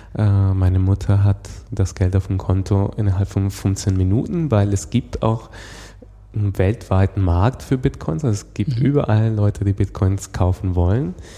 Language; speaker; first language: German; non-native, fluent; Spanish